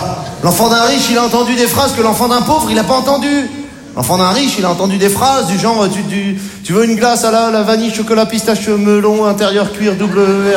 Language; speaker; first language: French; native; French